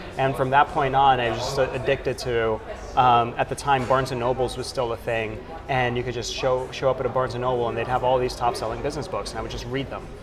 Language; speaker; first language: English; early bilingual, other home language; Spanish